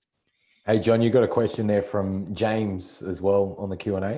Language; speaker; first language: English; native; English